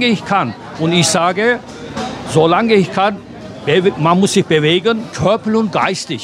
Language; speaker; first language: German; non-native, fluent; Turkish